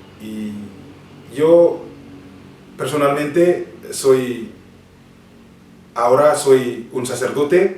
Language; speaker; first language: Spanish; non-native, fluent; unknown